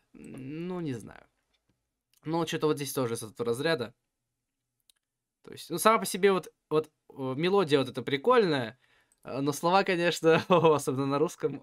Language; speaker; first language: Russian; native; Russian